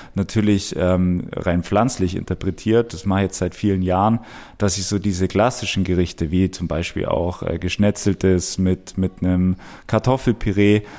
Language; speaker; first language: German; native; German